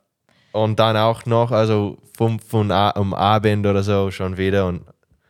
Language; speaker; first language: German; non-native, learner; English